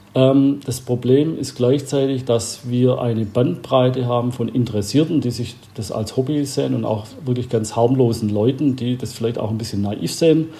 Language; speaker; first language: German; native; German